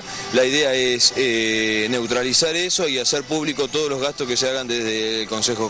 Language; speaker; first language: Spanish; native; Spanish